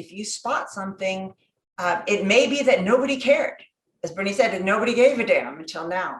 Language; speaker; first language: English; native; English